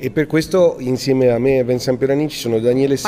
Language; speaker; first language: Italian; native; Italian